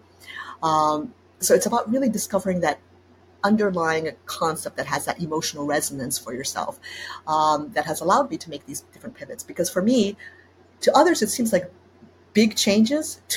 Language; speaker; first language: English; native; English